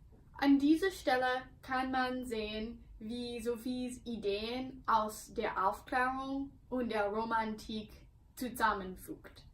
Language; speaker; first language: German; non-native, learner; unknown